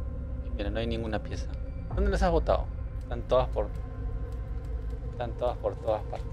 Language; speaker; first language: Spanish; native; Spanish